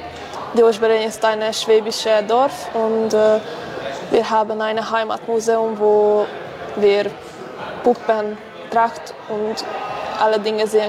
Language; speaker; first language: German; non-native, local second language; Hungarian